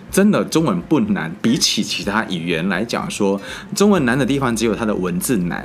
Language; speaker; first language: Chinese; non-native, fluent; Indonesian